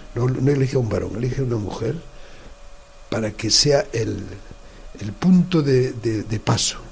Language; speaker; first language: Spanish; native; Spanish